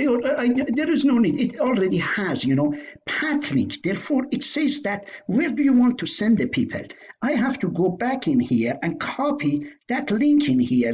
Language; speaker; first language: English; non-native, fluent; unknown